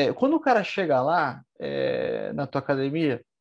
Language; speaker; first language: Portuguese; native; Portuguese